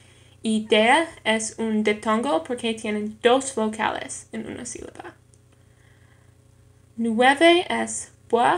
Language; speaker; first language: Spanish; non-native, learner; English